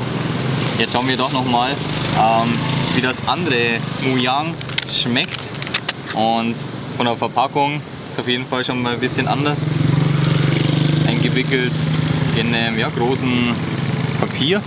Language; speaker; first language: German; native; German